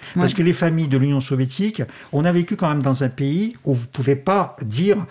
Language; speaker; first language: French; non-native, fluent; Russian